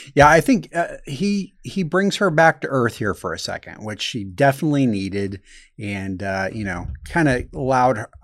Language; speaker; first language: English; native; English